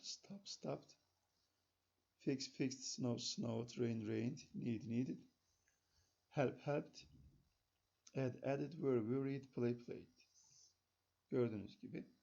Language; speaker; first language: English; non-native, fluent; Turkish